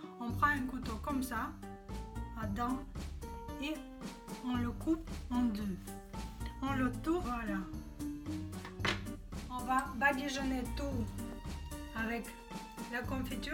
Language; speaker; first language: French; non-native, fluent; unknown